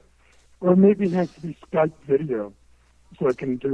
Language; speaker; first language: English; native; English